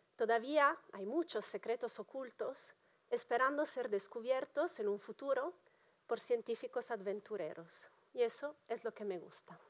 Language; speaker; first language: Spanish; non-native, fluent; Italian